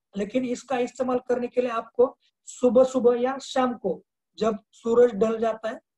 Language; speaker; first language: Hindi; non-native, local second language; Marathi